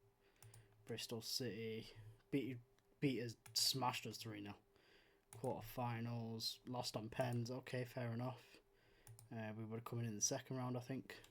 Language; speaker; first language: English; native; English